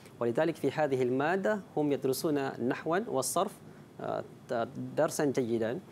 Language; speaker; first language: Arabic; non-native, fluent; Malay